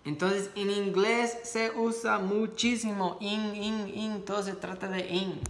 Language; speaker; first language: Spanish; non-native, fluent; English